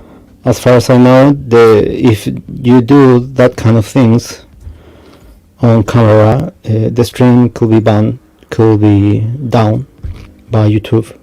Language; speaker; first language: English; non-native, fluent; Spanish